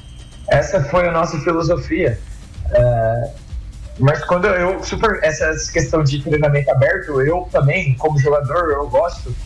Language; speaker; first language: Portuguese; native; Portuguese